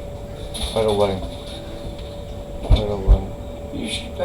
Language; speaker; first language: English; native; English